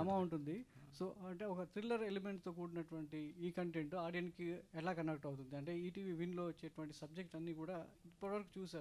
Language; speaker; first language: Telugu; native; Telugu